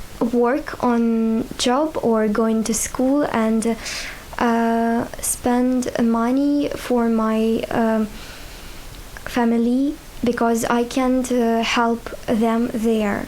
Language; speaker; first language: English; non-native, learner; Ukrainian